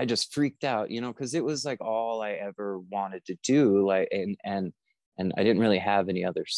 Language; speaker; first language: English; native; English